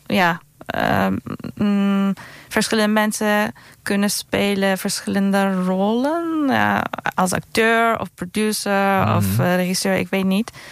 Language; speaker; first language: Dutch; non-native, fluent; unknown